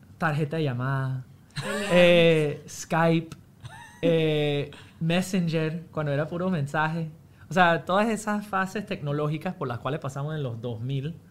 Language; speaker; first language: Spanish; non-native, fluent; English